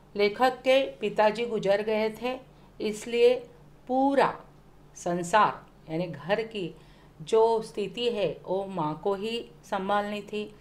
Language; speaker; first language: Hindi; non-native, local second language; Marathi